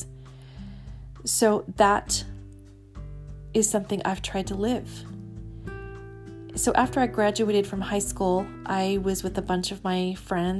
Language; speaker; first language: English; native; English